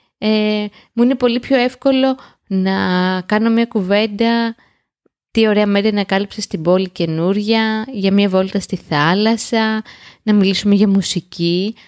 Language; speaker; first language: Greek; native; Greek